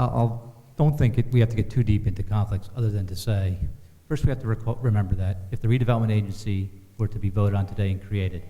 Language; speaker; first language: English; native; English